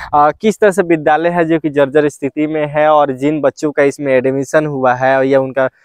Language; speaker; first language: Hindi; native; Hindi